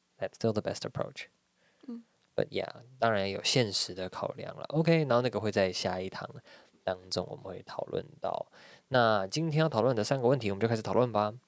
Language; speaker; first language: Chinese; native; Chinese